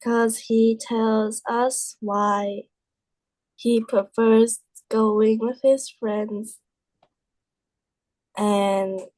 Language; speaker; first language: English; non-native, learner; Vietnamese